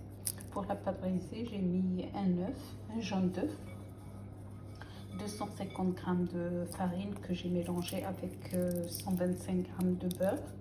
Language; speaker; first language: French; non-native, local second language; Arabic